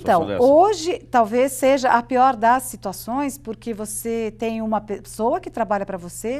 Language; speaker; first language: Portuguese; native; Portuguese